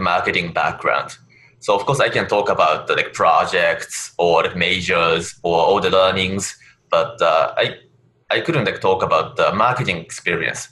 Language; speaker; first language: English; non-native, fluent; Japanese